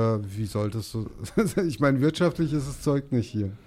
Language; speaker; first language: German; native; German